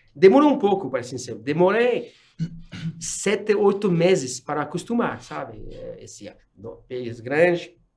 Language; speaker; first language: Portuguese; non-native, fluent; French